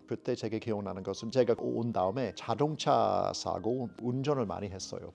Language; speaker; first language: Korean; non-native, fluent; English